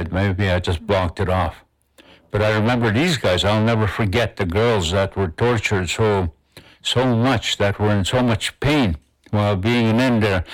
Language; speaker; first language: English; non-native, local second language; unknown